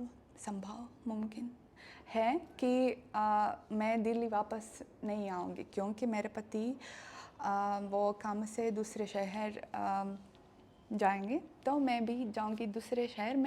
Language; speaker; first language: Hindi; non-native, learner; Russian